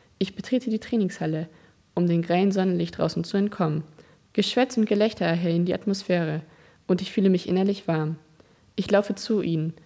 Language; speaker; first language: German; native; German